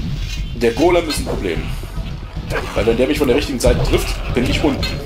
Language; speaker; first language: German; native; German